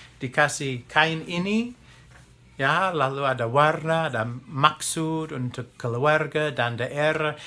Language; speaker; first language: Indonesian; non-native, fluent; English